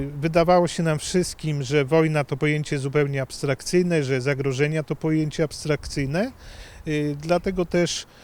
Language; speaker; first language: Polish; native; Polish